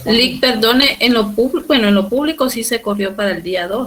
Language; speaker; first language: Spanish; native; Spanish